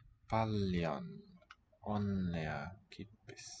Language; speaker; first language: Finnish; non-native, learner; English